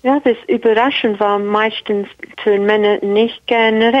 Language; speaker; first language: German; non-native, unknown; English